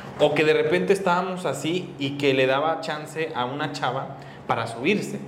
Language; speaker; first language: Spanish; native; Spanish